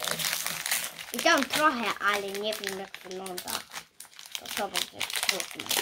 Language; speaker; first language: Polish; early bilingual, heritage; English